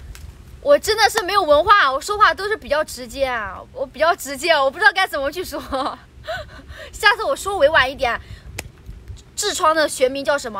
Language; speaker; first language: Chinese; native; Chinese